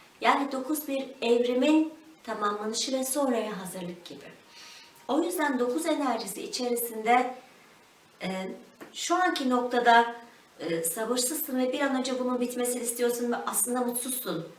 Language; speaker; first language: Turkish; native; Turkish